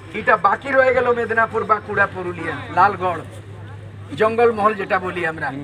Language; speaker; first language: Bangla; non-native, local second language; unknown